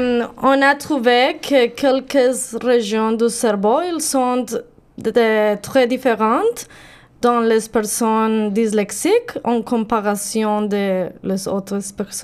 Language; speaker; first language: French; non-native, learner; Spanish